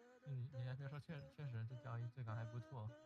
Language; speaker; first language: Chinese; native; Chinese